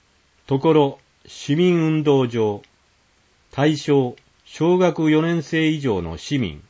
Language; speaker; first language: Japanese; native; Japanese